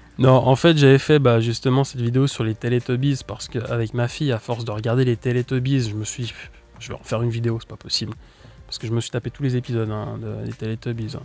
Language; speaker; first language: French; native; French